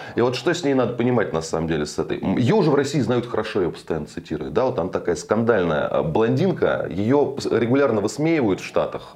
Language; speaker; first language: Russian; native; Russian